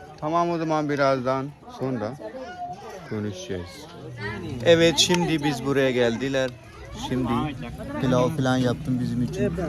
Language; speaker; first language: Turkish; non-native, learner; Punjabi